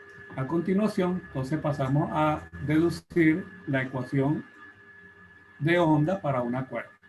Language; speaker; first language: Spanish; native; Spanish